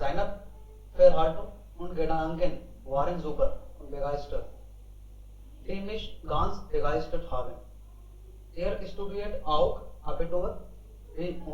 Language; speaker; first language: German; non-native, learner; Hindi